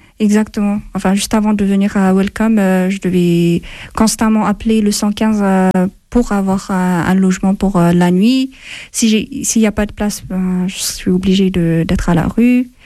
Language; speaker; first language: French; non-native, fluent; Amharic